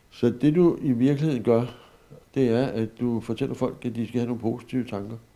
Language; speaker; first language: Danish; native; Danish